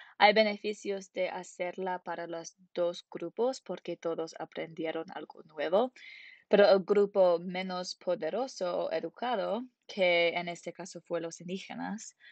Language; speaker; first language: Spanish; non-native, learner; English